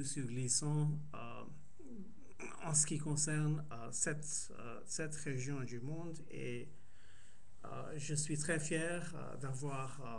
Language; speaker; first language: French; non-native, fluent; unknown